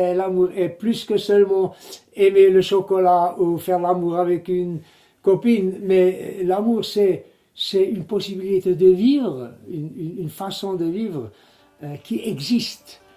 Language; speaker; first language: French; non-native, local second language; German